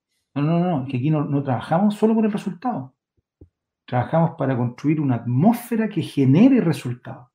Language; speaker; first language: Spanish; native; Spanish